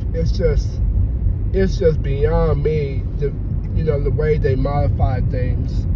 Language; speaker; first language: English; native; English